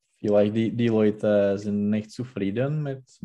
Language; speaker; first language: German; non-native, learner; Czech